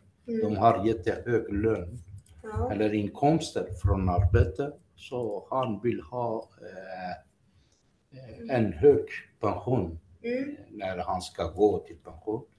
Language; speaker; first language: Swedish; non-native, fluent; Greek